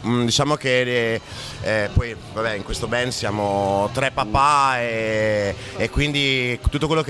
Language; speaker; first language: Italian; native; Italian